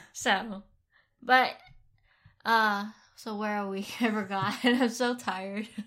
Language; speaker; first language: English; non-native, fluent; Vietnamese